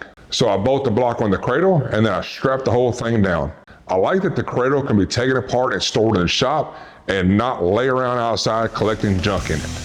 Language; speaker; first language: English; native; English